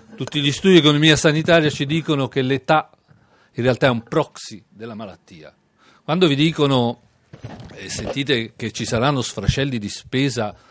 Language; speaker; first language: Italian; native; Italian